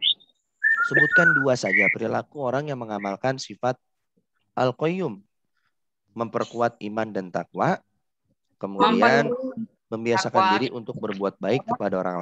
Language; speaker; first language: Indonesian; native; Indonesian